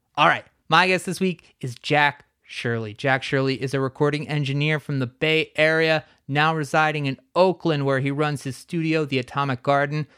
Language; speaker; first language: English; native; English